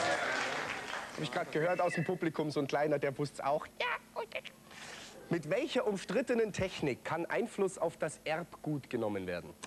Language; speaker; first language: German; native; German